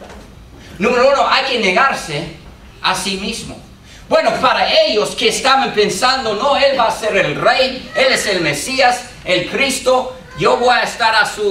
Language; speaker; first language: Spanish; non-native, fluent; English